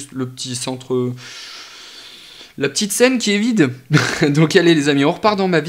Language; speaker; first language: French; native; French